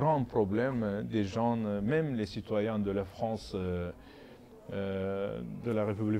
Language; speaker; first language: French; non-native, learner; Azerbaijani